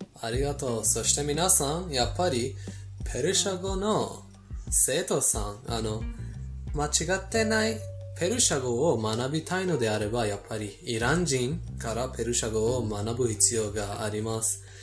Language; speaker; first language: Japanese; non-native, fluent; Persian